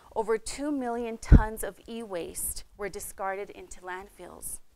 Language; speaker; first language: English; native; English